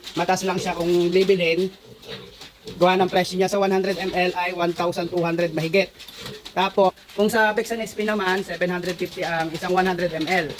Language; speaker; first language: Filipino; native; Filipino